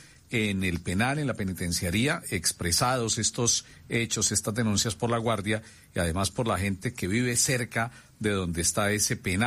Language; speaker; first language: Spanish; native; Spanish